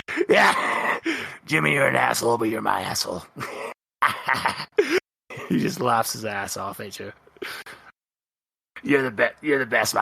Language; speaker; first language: English; native; English